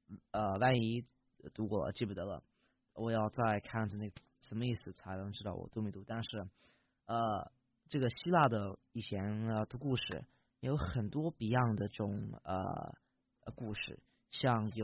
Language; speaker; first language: Chinese; early bilingual, heritage; English